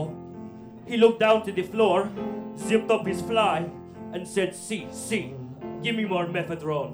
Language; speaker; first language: English; non-native, fluent; Romanian